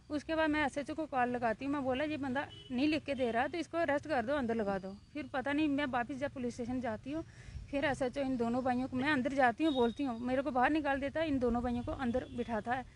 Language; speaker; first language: Hindi; native; Hindi